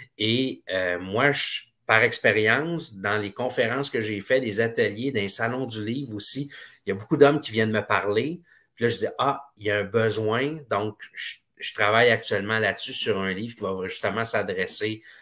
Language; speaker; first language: French; native; French